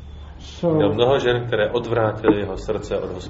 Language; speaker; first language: Czech; native; Czech